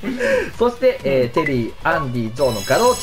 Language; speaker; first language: Japanese; native; Japanese